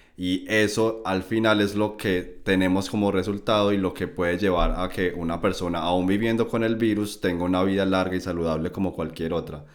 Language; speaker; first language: Spanish; native; Spanish